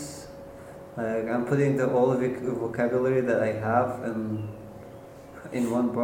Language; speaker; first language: English; non-native, fluent; Arabic